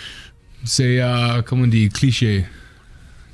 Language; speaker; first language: French; non-native, learner; English